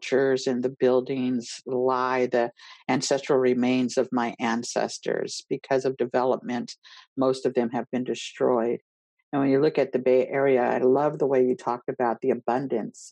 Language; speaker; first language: English; native; English